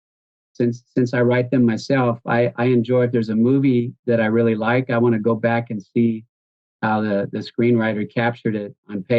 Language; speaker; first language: English; native; English